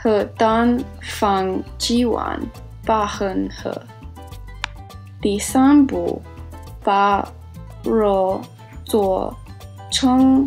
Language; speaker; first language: Chinese; non-native, learner; English